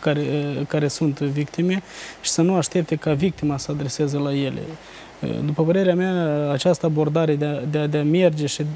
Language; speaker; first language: Romanian; native; Romanian